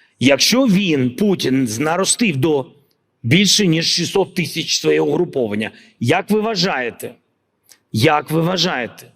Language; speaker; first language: Ukrainian; non-native, local second language; Russian